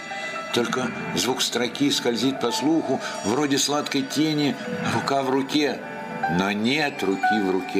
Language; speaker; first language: Russian; native; Russian